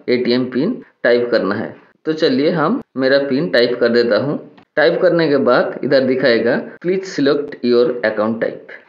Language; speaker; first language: Hindi; non-native, local second language; Bangla